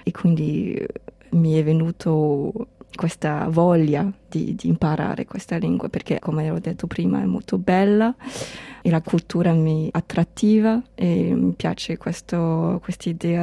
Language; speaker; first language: Italian; non-native, fluent; English